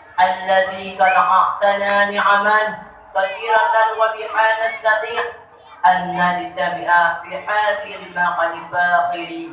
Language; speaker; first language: Arabic; non-native, learner; Achinese